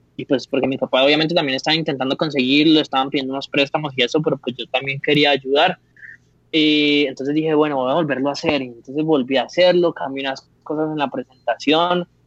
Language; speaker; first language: Spanish; native; Spanish